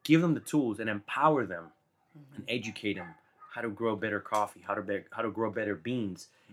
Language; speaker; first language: English; non-native, fluent; Spanish